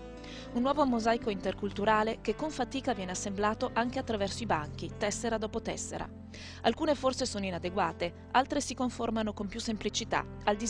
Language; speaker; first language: Italian; native; Italian